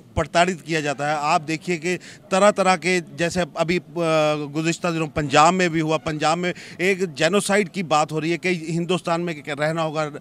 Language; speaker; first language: Hindi; native; Hindi